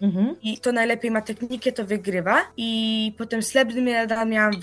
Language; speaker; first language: Polish; early bilingual, heritage; Polish